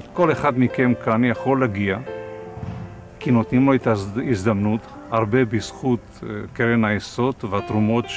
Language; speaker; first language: Hebrew; non-native, fluent; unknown